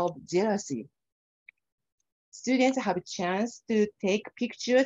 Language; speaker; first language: English; non-native, fluent; Japanese